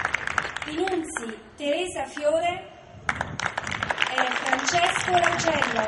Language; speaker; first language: Italian; native; Italian